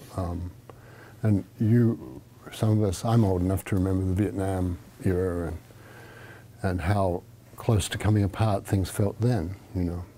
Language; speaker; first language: English; native; English